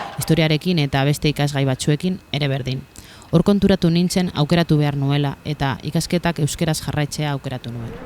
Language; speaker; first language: Basque; non-native, local second language; Spanish